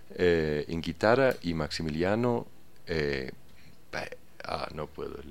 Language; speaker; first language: Spanish; non-native, fluent; Danish